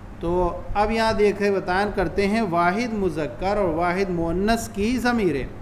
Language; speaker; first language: Urdu; native; Urdu